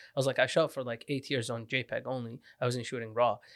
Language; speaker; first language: English; non-native, fluent; Arabic